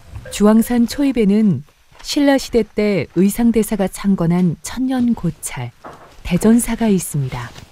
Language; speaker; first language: Korean; native; Korean